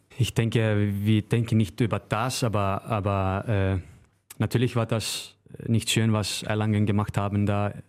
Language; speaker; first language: German; non-native, learner; Icelandic